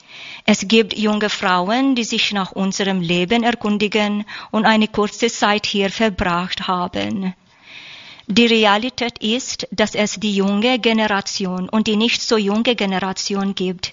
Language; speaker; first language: German; non-native, learner; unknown